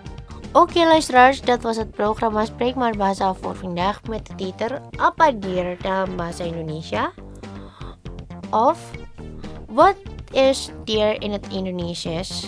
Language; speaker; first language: Dutch; non-native, learner; Indonesian